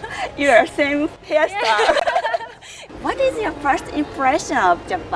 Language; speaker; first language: English; non-native, learner; Japanese